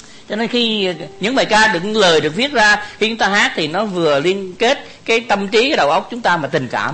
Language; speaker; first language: Vietnamese; native; Vietnamese